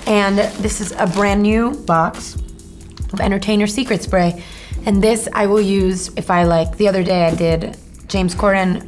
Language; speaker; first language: English; native; English